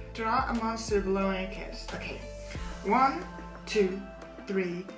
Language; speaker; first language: English; non-native, fluent; German